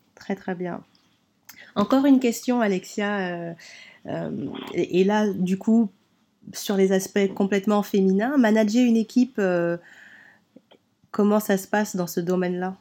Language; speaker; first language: French; native; French